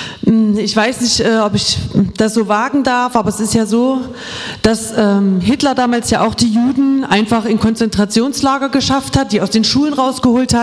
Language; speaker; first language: German; native; German